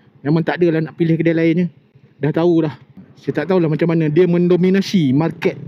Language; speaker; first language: Malay; native; Malay